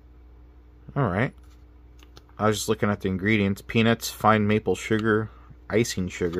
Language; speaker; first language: English; native; English